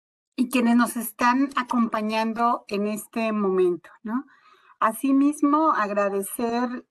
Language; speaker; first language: Spanish; native; Spanish